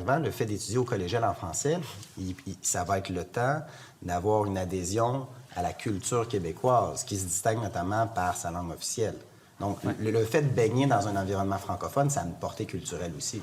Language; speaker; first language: French; native; French